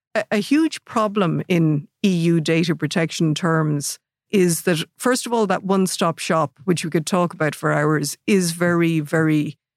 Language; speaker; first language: English; native; English